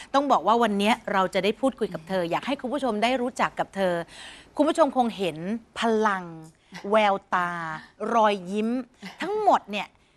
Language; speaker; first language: Thai; native; Thai